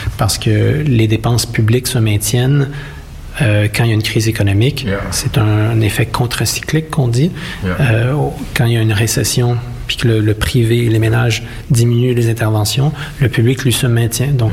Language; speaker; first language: French; native; French